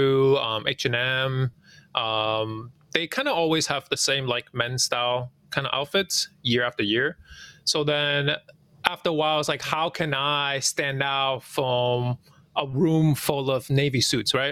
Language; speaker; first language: English; early bilingual, other home language; Cantonese